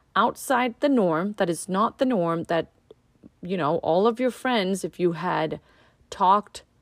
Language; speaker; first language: English; non-native, fluent; Danish